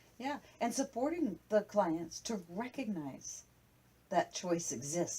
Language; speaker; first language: English; native; English